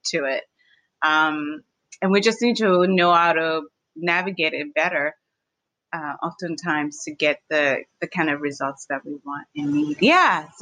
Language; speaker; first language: English; native; English